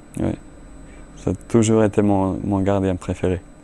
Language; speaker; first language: French; non-native, learner; Icelandic